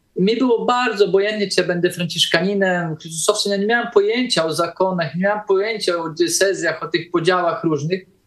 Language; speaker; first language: Polish; early bilingual, heritage; Polish